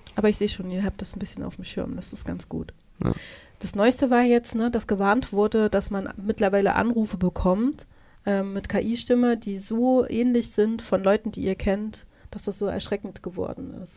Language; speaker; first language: German; native; German